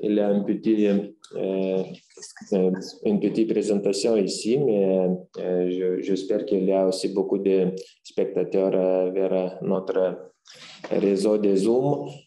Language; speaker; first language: French; non-native, fluent; Lithuanian